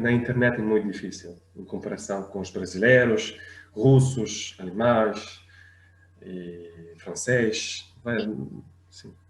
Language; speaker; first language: Portuguese; non-native, fluent; French